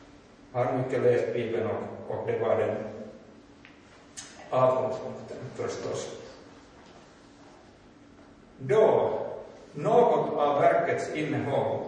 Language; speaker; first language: Swedish; non-native, local second language; Finnish